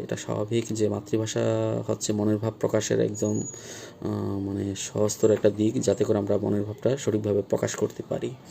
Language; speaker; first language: Bangla; non-native, local second language; Kok Borok